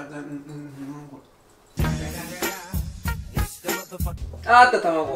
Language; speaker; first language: Japanese; native; Japanese